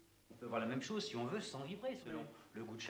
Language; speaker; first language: French; native; French